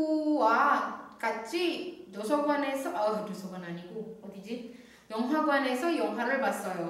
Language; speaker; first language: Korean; non-native, fluent; Indonesian